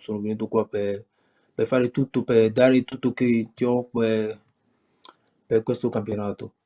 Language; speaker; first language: Italian; non-native, learner; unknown